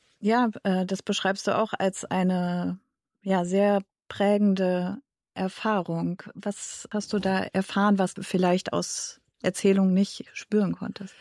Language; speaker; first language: German; native; German